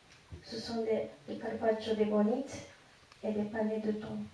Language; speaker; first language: French; non-native, fluent; Japanese